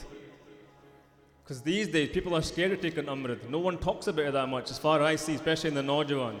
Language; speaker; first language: English; native; English